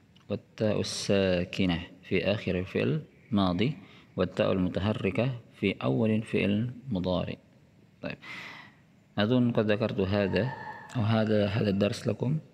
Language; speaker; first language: Arabic; non-native, fluent; Indonesian